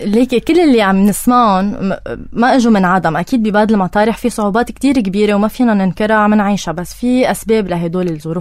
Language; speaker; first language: Arabic; native; Arabic